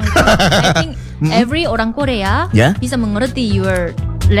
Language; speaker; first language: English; non-native, learner; Korean